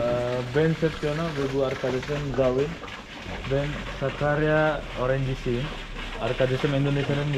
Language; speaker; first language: Turkish; non-native, learner; Indonesian